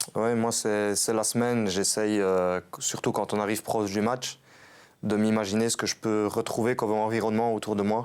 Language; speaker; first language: French; native; French